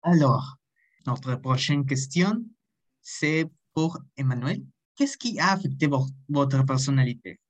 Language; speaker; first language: French; non-native, learner; Spanish